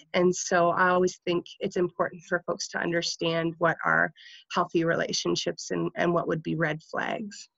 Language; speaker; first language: English; native; English